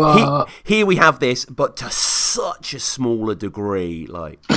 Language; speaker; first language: English; native; English